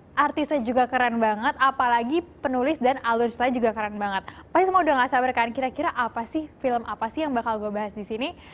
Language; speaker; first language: Indonesian; native; Indonesian